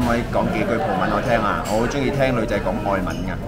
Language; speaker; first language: Cantonese; native; Cantonese